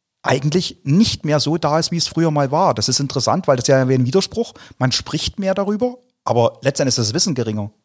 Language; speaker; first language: German; native; German